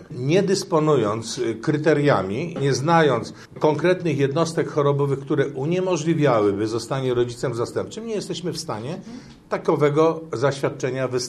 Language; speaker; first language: Polish; native; Polish